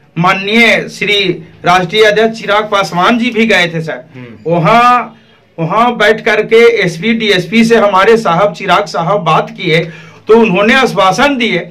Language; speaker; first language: Hindi; native; Hindi